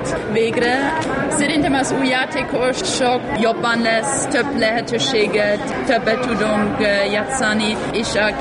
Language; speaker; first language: Hungarian; non-native, learner; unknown